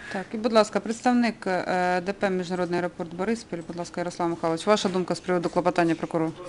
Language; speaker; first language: Ukrainian; native; Ukrainian